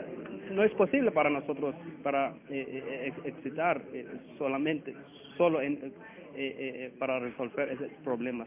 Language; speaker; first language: Spanish; non-native, learner; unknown